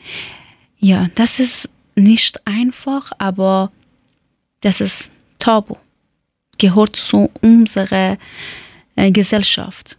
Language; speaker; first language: German; non-native, learner; Persian